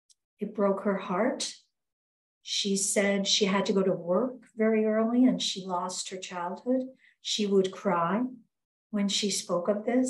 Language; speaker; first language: English; native; English